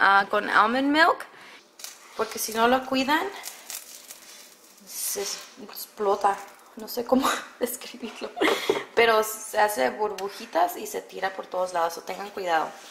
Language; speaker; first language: Spanish; early bilingual, heritage; Spanish